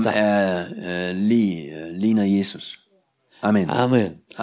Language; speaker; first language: Danish; non-native, learner; Russian